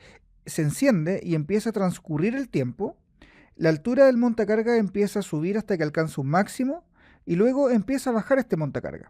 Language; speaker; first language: Spanish; native; Spanish